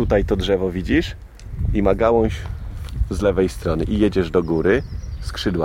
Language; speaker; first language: Polish; native; Polish